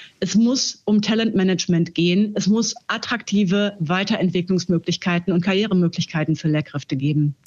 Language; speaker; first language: German; native; German